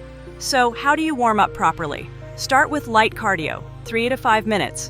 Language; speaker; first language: English; non-native, fluent; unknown